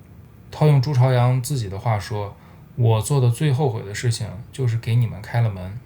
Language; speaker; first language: Chinese; native; Chinese